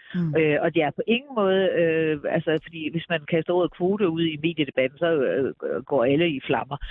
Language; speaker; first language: Danish; native; Danish